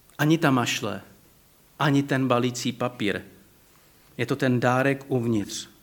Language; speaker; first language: Czech; non-native, fluent; Slovak